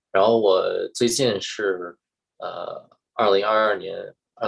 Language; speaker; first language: Chinese; early bilingual, heritage; English